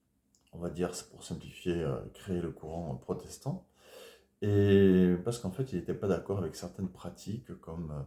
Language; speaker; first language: French; native; French